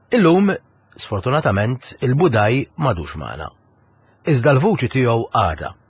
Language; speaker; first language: Maltese; native; Maltese